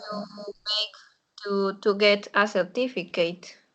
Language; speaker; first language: English; non-native, learner; Spanish